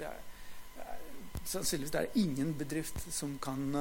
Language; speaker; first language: Norwegian; non-native, fluent; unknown